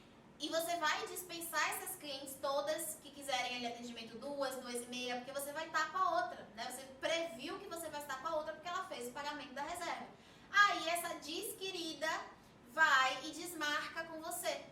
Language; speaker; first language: Portuguese; native; Portuguese